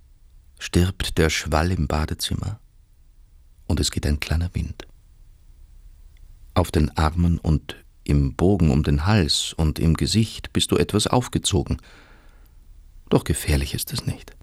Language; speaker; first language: German; native; German